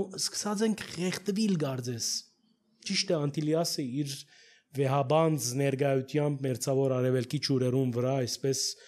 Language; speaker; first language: Armenian; early bilingual, heritage; Armenian